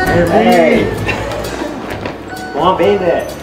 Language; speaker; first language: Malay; non-native, local second language; Chinese